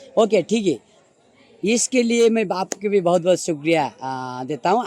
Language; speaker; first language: Hindi; non-native, learner; Nepali